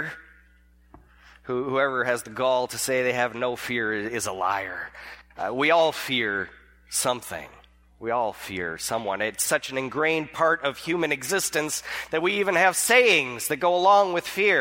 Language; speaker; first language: English; native; English